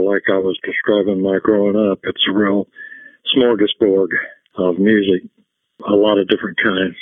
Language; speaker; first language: English; native; English